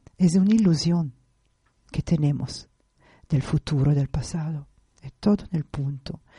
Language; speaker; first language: Spanish; non-native, fluent; Italian